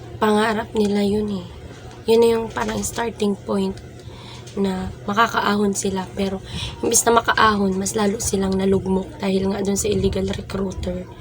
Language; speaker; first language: Filipino; non-native, local second language; Bikol